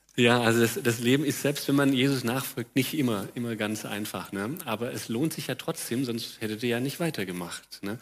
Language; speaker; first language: German; native; German